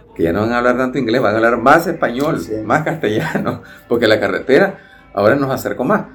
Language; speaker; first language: Spanish; native; Spanish